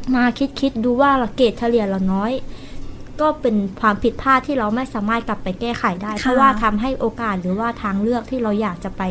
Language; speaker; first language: Thai; native; Thai